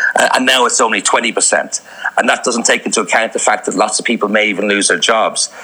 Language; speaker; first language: English; native; English